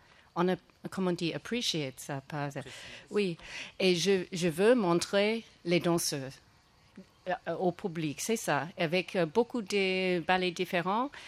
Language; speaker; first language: French; non-native, fluent; English